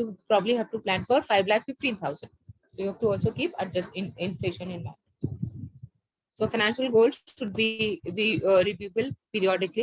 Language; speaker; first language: English; non-native, local second language; Hindi